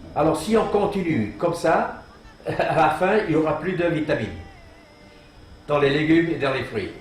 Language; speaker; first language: French; non-native, fluent; German